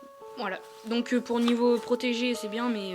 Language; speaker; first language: French; native; French